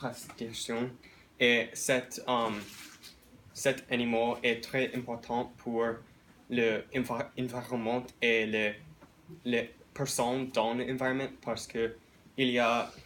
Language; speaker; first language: French; non-native, learner; English